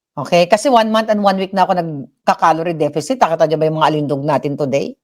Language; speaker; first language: Filipino; non-native, local second language; Hiligaynon